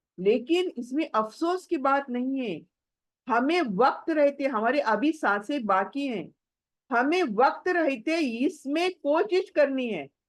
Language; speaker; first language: Urdu; native; Urdu